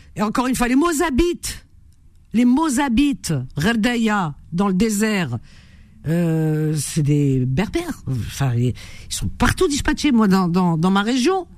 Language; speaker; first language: French; native; French